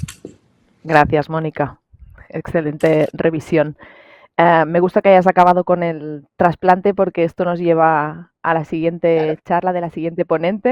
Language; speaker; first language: Spanish; native; Spanish